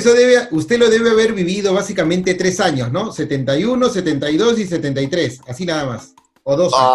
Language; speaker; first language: Spanish; native; Spanish